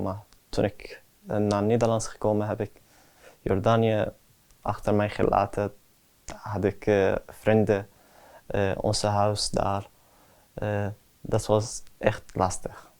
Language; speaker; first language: Dutch; early bilingual, other home language; Arabic